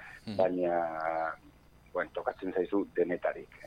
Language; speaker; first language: Basque; non-native, local second language; Spanish